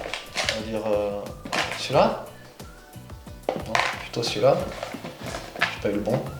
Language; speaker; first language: French; native; French